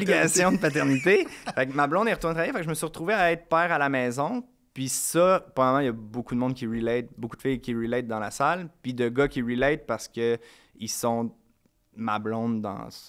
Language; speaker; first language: French; native; French